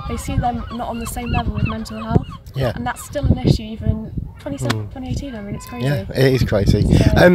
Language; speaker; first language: English; native; English